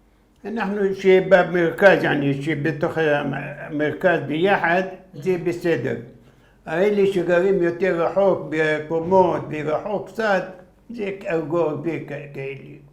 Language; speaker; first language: Hebrew; non-native, fluent; Arabic